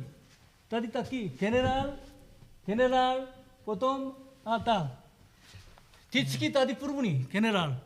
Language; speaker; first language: Czech; non-native, learner; Korean